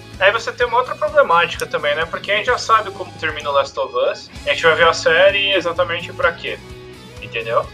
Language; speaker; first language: Portuguese; native; Portuguese